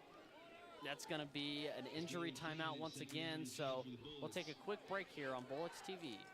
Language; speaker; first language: English; native; English